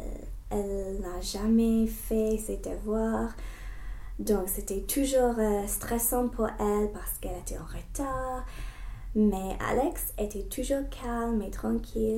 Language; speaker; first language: French; non-native, learner; English